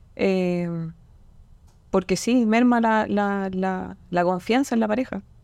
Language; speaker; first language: Spanish; native; Spanish